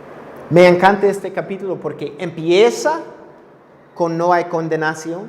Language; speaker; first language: Spanish; non-native, fluent; English